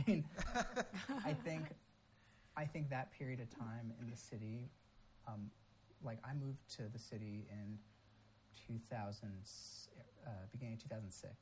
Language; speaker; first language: English; native; English